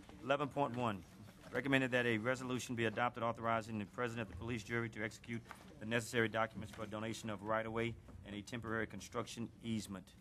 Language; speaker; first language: English; native; English